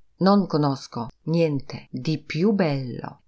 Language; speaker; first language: Italian; non-native, fluent; Polish